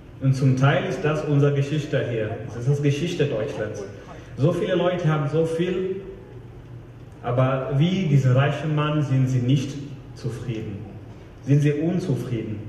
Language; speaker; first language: German; non-native, fluent; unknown